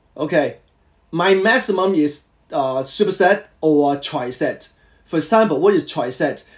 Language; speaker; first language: English; non-native, local second language; Cantonese